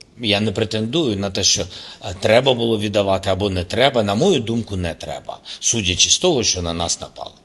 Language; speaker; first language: Ukrainian; non-native, local second language; Russian